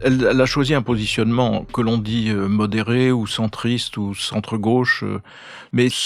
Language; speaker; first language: French; native; French